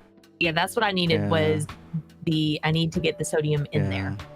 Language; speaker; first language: English; native; English